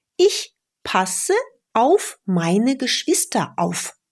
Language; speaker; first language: German; non-native, fluent; Russian